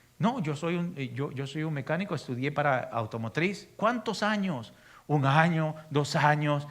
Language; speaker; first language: Spanish; native; Spanish